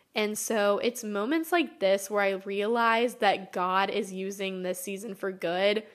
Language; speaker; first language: English; native; English